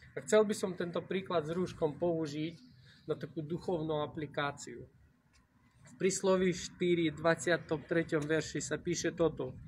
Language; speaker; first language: Slovak; native; Slovak